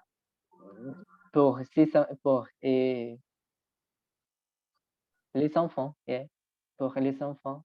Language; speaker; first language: French; non-native, learner; Spanish